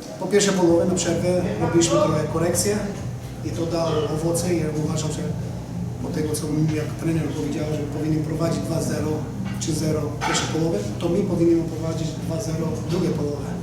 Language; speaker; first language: Polish; non-native, fluent; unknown